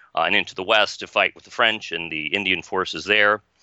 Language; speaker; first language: English; native; English